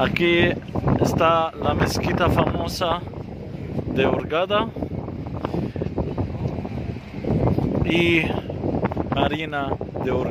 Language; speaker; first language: Spanish; non-native, fluent; Arabic